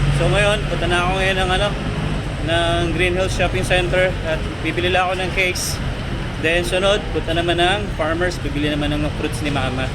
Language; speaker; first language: Filipino; native; Filipino